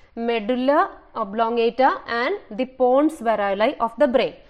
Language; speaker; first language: English; non-native, local second language; Malayalam